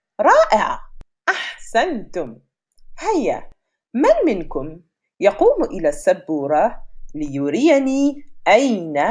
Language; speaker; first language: Arabic; non-native, fluent; French